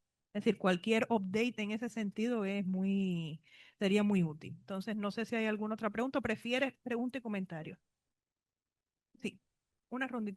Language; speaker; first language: Spanish; native; Spanish